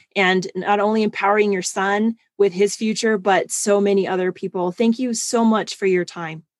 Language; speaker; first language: English; non-native, fluent; German